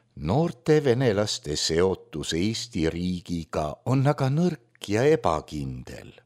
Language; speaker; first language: Estonian; native; Estonian